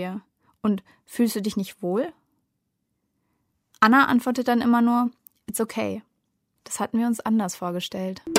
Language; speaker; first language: German; native; German